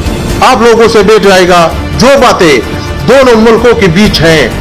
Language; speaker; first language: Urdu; non-native, fluent; Pashto